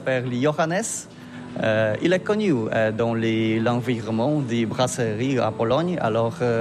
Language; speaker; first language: French; non-native, learner; Polish